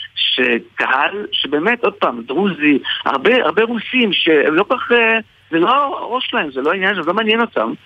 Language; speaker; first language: Hebrew; native; Hebrew